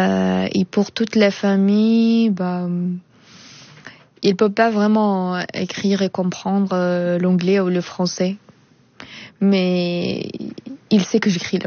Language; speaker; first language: French; non-native, fluent; Arabic